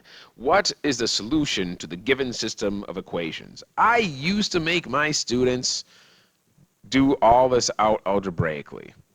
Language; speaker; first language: English; native; English